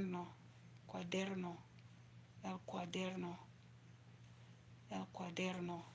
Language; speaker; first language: Spanish; non-native, learner; English